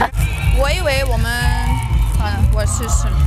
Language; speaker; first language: Chinese; non-native, learner; Russian